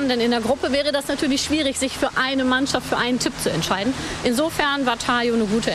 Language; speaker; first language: German; native; German